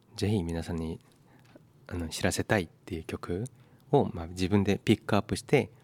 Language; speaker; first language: Japanese; non-native, fluent; Korean